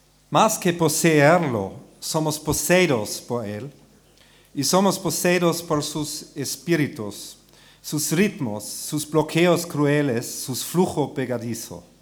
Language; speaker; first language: Spanish; non-native, learner; German